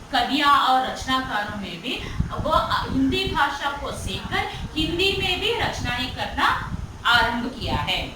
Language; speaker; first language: Hindi; non-native, local second language; Telugu